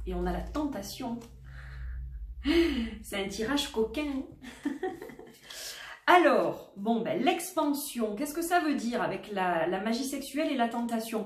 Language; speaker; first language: French; native; French